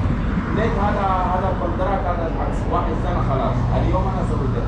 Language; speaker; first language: Arabic; non-native, learner; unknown